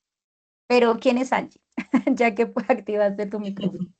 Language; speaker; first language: Spanish; native; Spanish